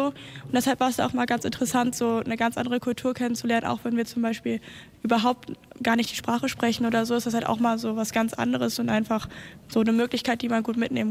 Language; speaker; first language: German; native; German